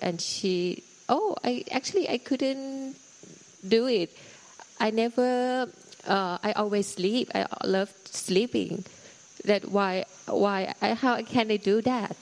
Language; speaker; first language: English; non-native, fluent; Thai